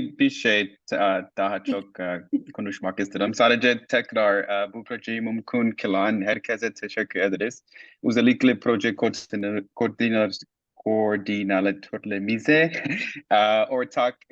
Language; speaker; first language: Turkish; non-native, fluent; English